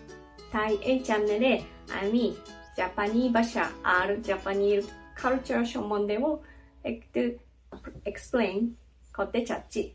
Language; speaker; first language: Bangla; non-native, learner; Japanese